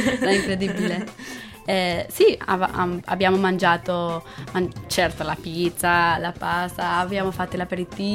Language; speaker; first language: Italian; non-native, learner; English